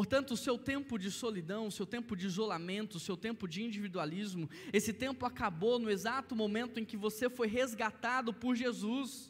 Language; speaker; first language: Portuguese; native; Portuguese